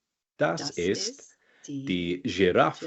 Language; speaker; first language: German; non-native, learner; Welsh